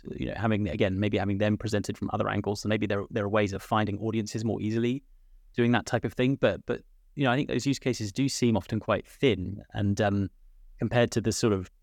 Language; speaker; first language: English; native; English